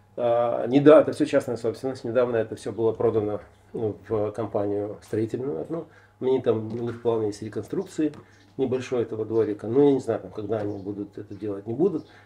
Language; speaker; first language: Russian; native; Russian